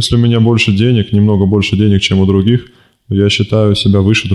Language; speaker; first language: Russian; native; Russian